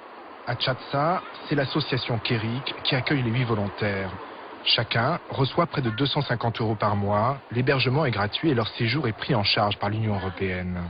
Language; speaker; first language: French; native; French